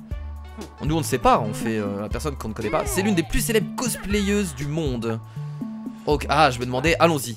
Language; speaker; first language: French; native; French